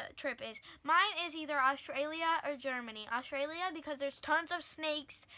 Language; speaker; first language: English; native; English